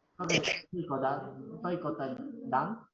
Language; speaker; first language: Vietnamese; non-native, learner; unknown